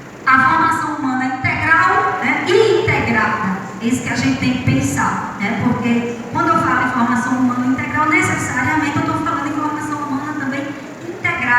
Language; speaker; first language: Portuguese; native; Portuguese